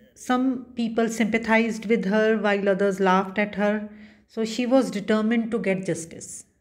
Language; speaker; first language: English; non-native, local second language; Punjabi